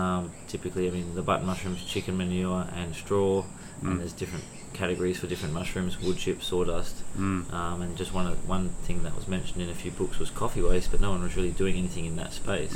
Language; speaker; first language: English; native; English